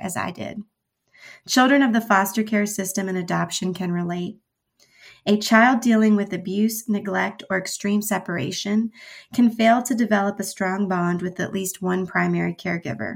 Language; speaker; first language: English; early bilingual, other home language; Spanish